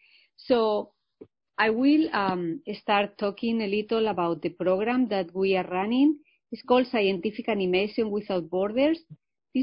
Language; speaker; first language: English; non-native, fluent; Spanish